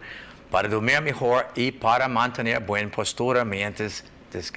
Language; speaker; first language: Spanish; non-native, learner; English